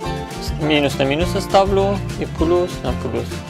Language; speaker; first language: Russian; non-native, learner; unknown